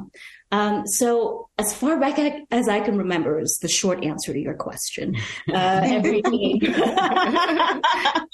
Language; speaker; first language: English; non-native, local second language; Yoruba